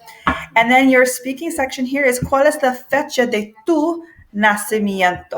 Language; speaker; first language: Spanish; non-native, fluent; English